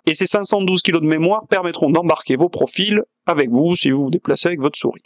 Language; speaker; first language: French; native; French